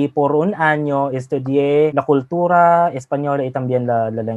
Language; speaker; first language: Spanish; non-native, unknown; Filipino